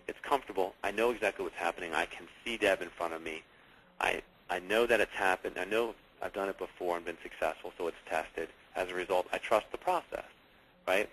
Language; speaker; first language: English; native; English